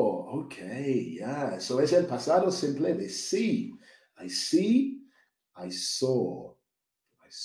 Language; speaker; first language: Spanish; non-native, fluent; English